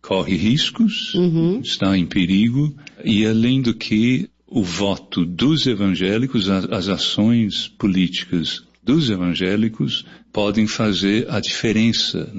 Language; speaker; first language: Portuguese; non-native, fluent; English